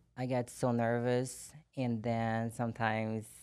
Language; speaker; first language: English; non-native, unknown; Portuguese